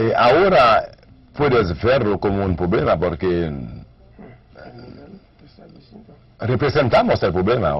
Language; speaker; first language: Spanish; non-native, learner; Haitian Creole